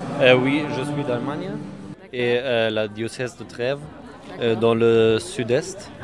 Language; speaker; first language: French; non-native, learner; German